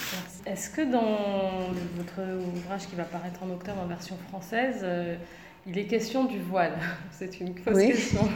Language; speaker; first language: French; native; French